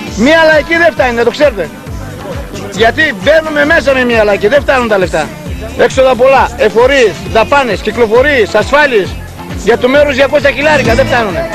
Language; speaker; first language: Greek; non-native, local second language; Turkish